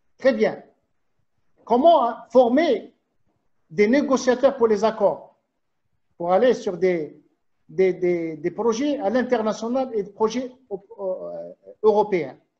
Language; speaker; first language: French; non-native, local second language; Arabic